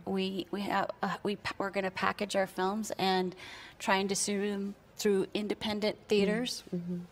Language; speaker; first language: English; native; English